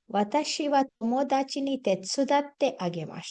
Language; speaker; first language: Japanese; non-native, fluent; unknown